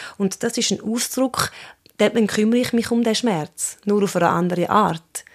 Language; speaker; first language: German; early bilingual, other home language; Swiss German